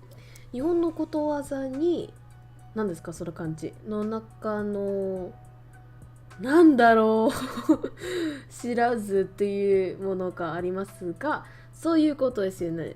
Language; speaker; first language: Japanese; non-native, fluent; Vietnamese